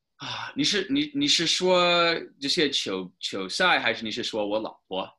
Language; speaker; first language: Chinese; non-native, fluent; English